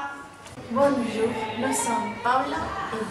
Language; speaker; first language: French; non-native, learner; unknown